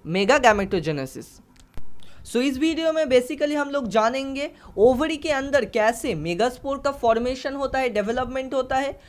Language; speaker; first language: Hindi; non-native, local second language; Bangla